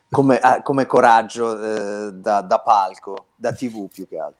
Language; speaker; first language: Italian; native; Italian